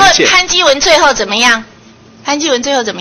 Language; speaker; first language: Chinese; native; Chinese